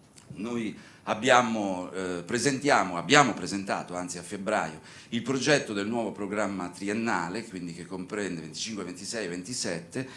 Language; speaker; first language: Italian; native; Italian